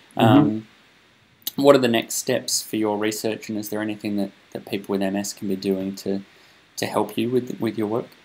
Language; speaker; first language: English; native; English